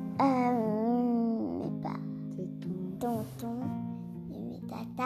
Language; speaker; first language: French; early bilingual, heritage; French